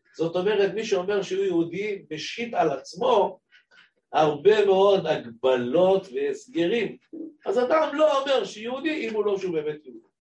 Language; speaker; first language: Hebrew; native; Hebrew